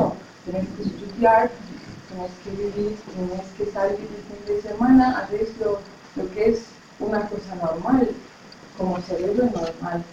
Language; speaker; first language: Spanish; non-native, fluent; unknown